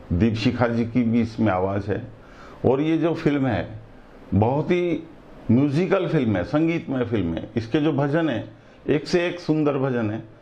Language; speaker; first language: Hindi; native; Hindi